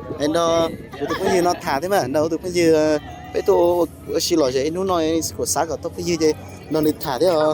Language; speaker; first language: Vietnamese; non-native, local second language; Hmong